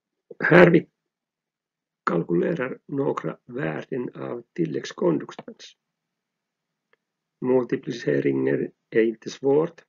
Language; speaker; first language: Swedish; non-native, local second language; Finnish